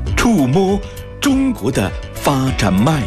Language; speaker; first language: Chinese; native; Chinese